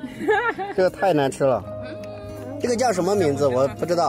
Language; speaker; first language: Chinese; non-native, fluent; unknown